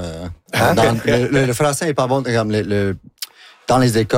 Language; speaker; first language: French; non-native, local second language; English